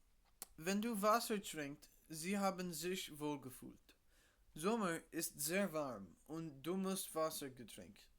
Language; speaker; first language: German; non-native, learner; English